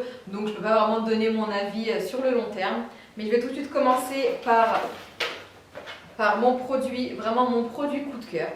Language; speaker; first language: French; native; French